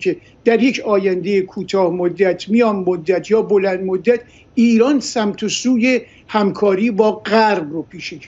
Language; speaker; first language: Persian; native; Persian